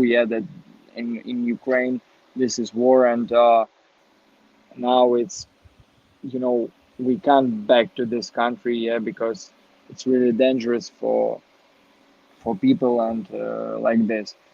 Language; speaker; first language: English; non-native, learner; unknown